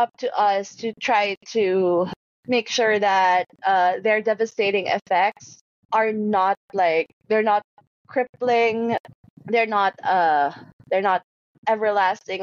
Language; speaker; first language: English; non-native, local second language; Hiligaynon